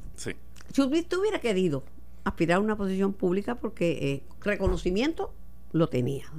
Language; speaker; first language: Spanish; native; Spanish